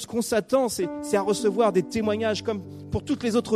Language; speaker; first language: French; native; French